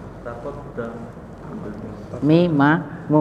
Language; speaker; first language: Arabic; non-native, learner; Indonesian